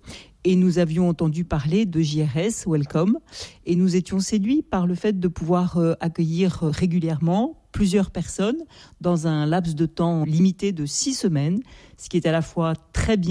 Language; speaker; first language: French; native; French